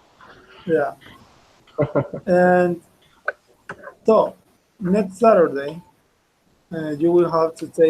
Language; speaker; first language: English; non-native, fluent; Spanish